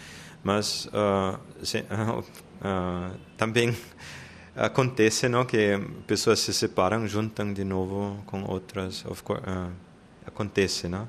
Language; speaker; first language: Portuguese; non-native, fluent; German